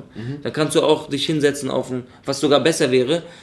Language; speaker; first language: German; native; German